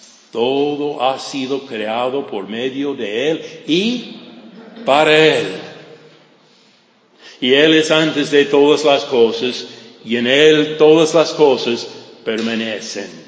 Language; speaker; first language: Spanish; non-native, fluent; English